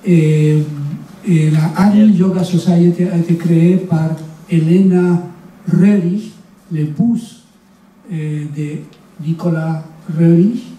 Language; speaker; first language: French; non-native, fluent; Spanish